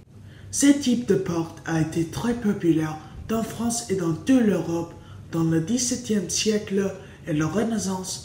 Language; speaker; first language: French; non-native, learner; English